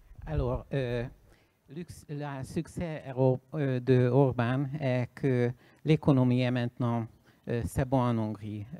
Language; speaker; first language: French; non-native, learner; Hungarian